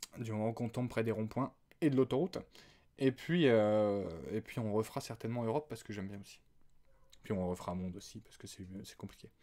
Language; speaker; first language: French; native; French